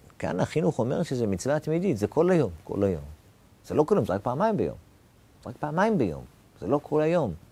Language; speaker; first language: Hebrew; native; Hebrew